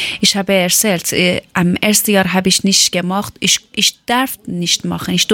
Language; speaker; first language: German; non-native, learner; Persian